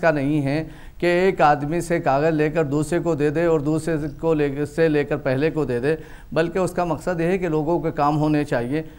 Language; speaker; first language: Hindi; native; Hindi